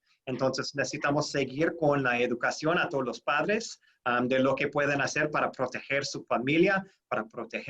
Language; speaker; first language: Spanish; non-native, fluent; English